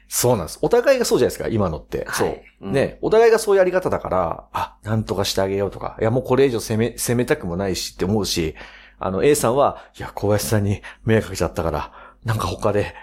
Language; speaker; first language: Japanese; native; Japanese